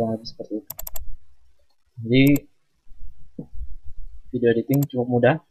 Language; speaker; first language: Indonesian; native; Indonesian